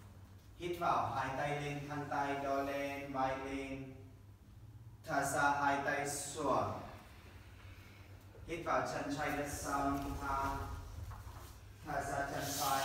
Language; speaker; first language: Vietnamese; non-native, learner; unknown